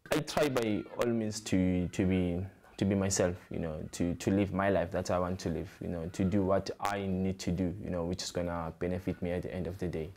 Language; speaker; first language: English; non-native, local second language; Zulu